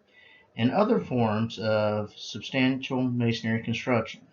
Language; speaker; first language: English; native; English